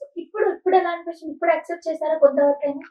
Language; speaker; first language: Telugu; native; Telugu